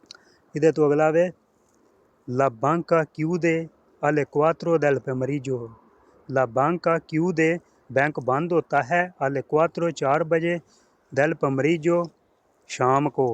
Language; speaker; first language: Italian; non-native, learner; Punjabi